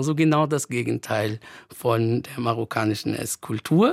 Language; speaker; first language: German; non-native, fluent; Arabic